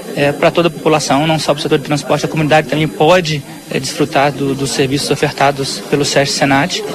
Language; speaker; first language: Portuguese; native; Portuguese